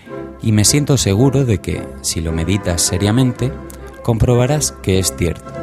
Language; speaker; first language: Spanish; native; Spanish